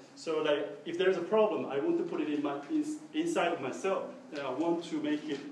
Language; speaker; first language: English; non-native, fluent; Korean